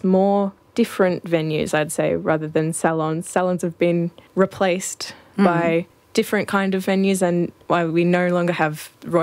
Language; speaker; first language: English; native; English